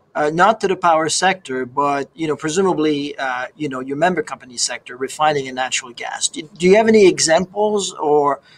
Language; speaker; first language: English; native; English